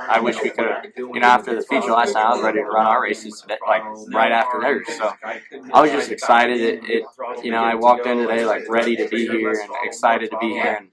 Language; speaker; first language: English; native; English